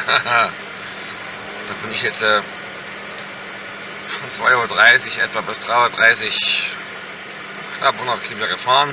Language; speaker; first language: German; native; German